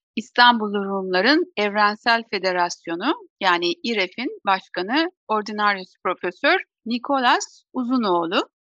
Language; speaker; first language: Turkish; native; Turkish